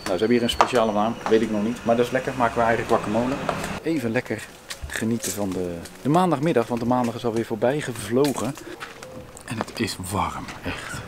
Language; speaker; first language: Dutch; native; Dutch